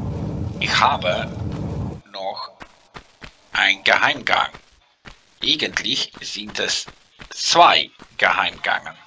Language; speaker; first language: German; non-native, learner; Dutch